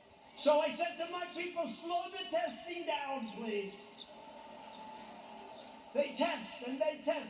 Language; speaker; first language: English; native; English